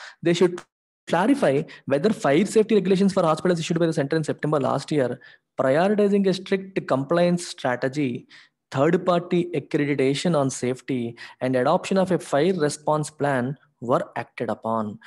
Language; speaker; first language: English; non-native, local second language; Telugu